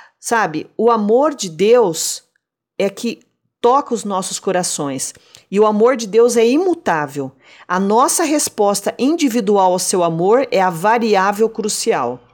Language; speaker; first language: Portuguese; native; Portuguese